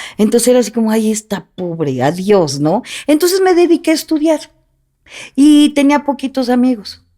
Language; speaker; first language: Spanish; native; Spanish